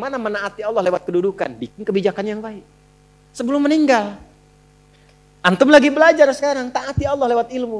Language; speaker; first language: Indonesian; native; Indonesian